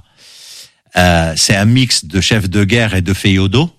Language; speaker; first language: French; non-native, local second language; Arabic